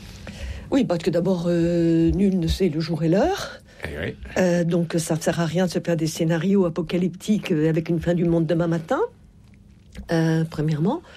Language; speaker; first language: French; native; French